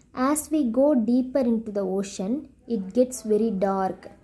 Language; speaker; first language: English; non-native, local second language; Tamil